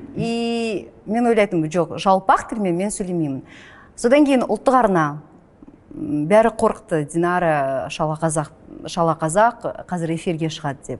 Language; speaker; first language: Kazakh; non-native, local second language; Russian